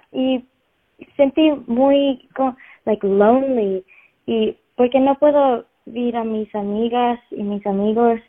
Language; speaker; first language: Spanish; early bilingual, heritage; Spanish